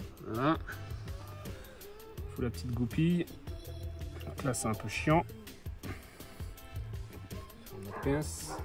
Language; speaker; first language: French; native; French